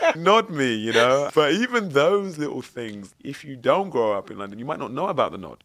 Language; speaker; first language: English; native; English